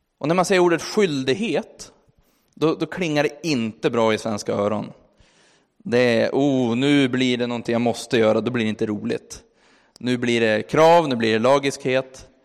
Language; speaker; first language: Swedish; native; Swedish